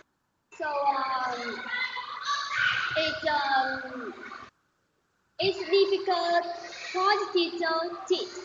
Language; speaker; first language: English; non-native, learner; Vietnamese